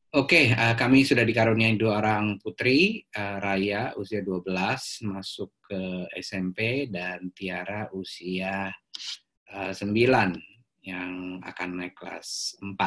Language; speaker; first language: Indonesian; native; Indonesian